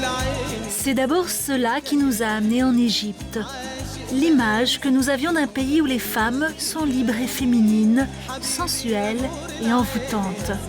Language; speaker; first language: French; native; French